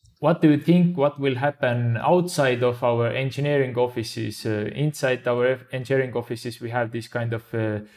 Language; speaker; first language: English; non-native, fluent; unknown